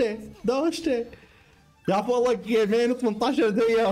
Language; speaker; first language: Arabic; native; Arabic